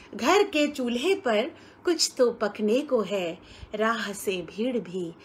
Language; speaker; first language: Hindi; native; Hindi